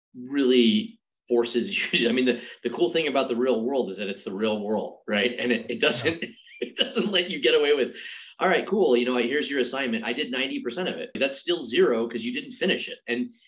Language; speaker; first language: English; native; English